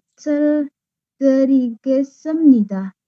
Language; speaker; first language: Korean; non-native, learner; Indonesian